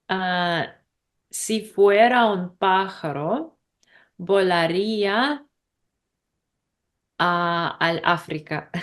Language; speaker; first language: Spanish; non-native, learner; English